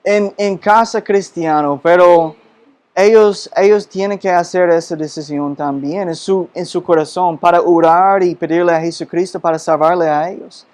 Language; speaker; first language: Spanish; non-native, fluent; English